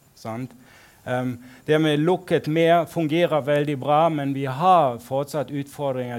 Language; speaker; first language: Norwegian; non-native, fluent; German